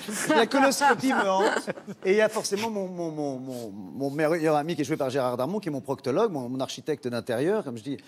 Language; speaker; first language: French; native; French